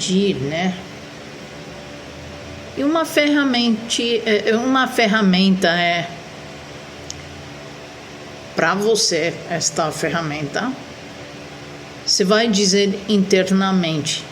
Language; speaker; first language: Portuguese; non-native, fluent; Spanish